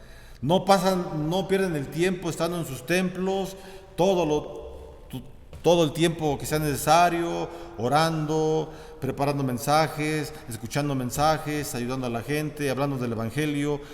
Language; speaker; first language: Spanish; native; Spanish